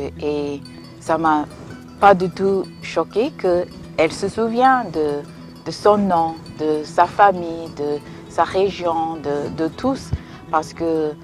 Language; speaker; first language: French; non-native, fluent; English